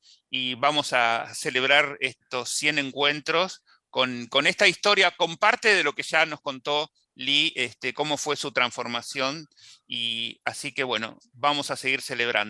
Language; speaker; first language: Spanish; native; Spanish